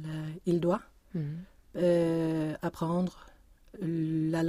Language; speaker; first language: French; non-native, learner; Swedish